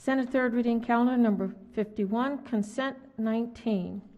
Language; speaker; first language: English; native; English